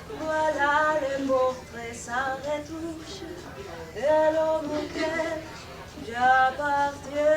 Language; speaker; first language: French; non-native, fluent; Spanish